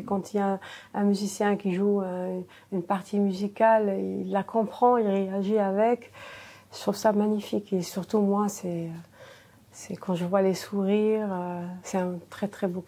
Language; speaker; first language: French; non-native, local second language; Arabic